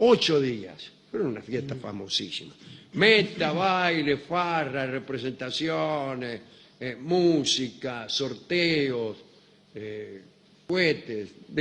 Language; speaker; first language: Spanish; native; Spanish